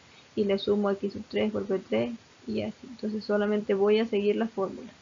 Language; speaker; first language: Spanish; native; Spanish